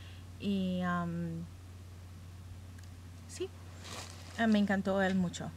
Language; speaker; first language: Spanish; early bilingual, heritage; English